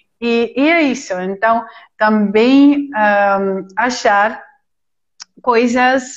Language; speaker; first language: Portuguese; non-native, fluent; Dutch